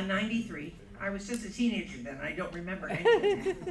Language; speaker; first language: English; native; English